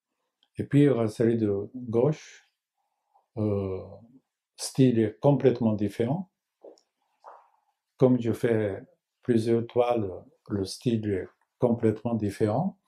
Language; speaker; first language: French; non-native, learner; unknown